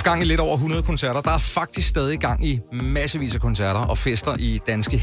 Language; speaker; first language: Danish; native; Danish